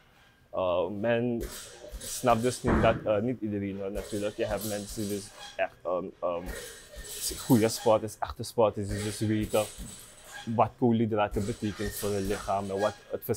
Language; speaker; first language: Dutch; native; Dutch